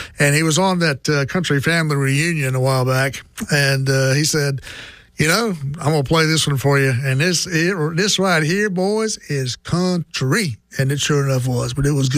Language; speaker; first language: English; native; English